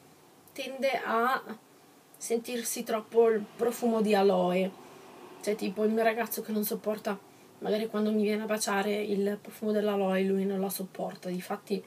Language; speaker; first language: Italian; native; Italian